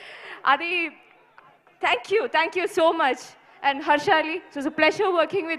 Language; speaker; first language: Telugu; non-native, fluent; Malayalam